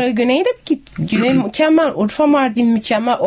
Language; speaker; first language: Turkish; native; Turkish